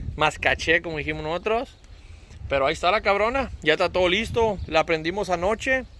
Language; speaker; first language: Spanish; early bilingual, other home language; English